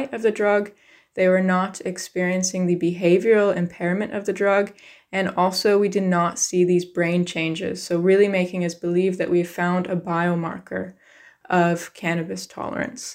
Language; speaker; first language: English; native; English